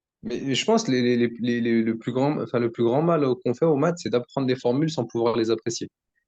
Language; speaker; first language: French; native; French